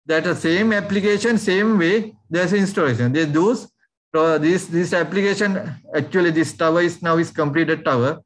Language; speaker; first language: English; non-native, local second language; Sinhala